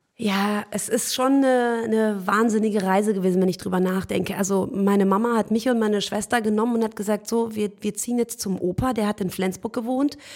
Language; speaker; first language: German; early bilingual, other home language; Persian